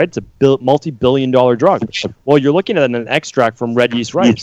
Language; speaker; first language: English; native; English